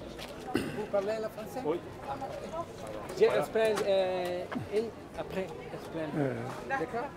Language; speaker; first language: French; non-native, learner; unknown